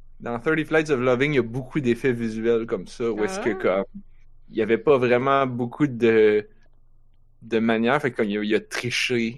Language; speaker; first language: French; native; French